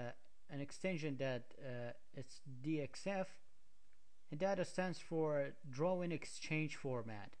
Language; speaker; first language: English; non-native, fluent; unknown